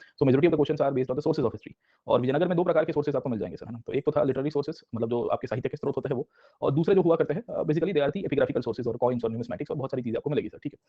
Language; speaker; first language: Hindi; non-native, local second language; Gujarati